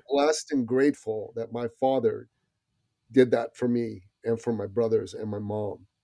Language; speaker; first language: English; early bilingual, other home language; Persian